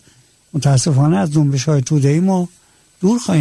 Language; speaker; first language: Persian; native; Persian